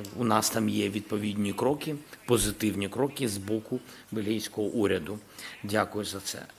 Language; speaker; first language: Ukrainian; non-native, local second language; Russian